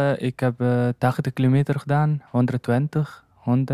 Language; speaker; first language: Dutch; non-native, learner; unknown